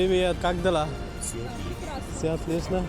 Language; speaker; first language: Russian; non-native, learner; Bangla